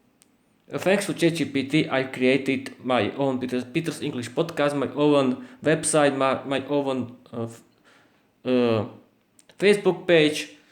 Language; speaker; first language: English; non-native, learner; Slovak